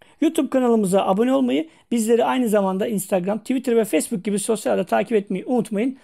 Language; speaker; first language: Turkish; native; Turkish